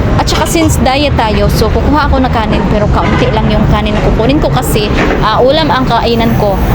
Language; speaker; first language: Filipino; non-native, local second language; Cebuano